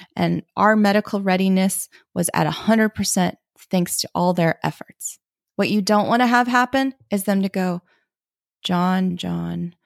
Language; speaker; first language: English; early bilingual, other home language; German